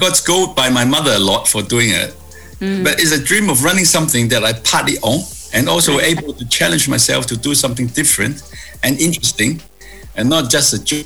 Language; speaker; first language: English; non-native, local second language; Cantonese